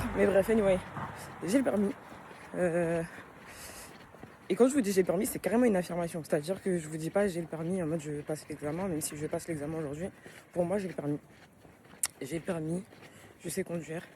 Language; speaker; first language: French; native; French